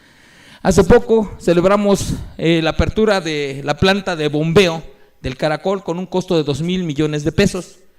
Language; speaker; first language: Spanish; native; Spanish